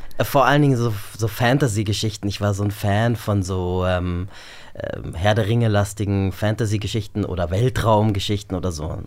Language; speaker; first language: German; early bilingual, other home language; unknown